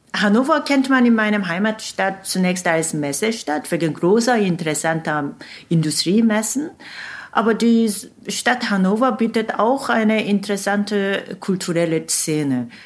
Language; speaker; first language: German; non-native, fluent; Korean